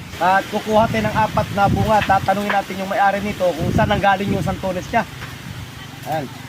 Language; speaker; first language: Filipino; native; Filipino